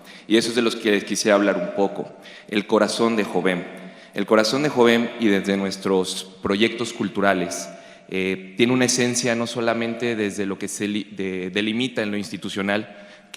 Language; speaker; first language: Spanish; native; Spanish